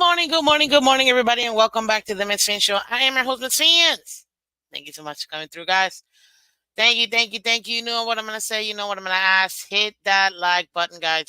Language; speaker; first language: English; native; English